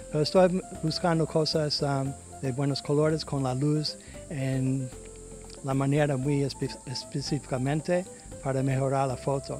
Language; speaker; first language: Spanish; non-native, learner; English